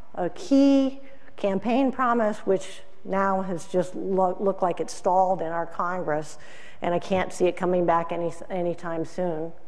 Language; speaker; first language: English; native; English